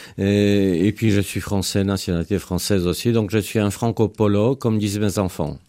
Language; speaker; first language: French; non-native, fluent; Polish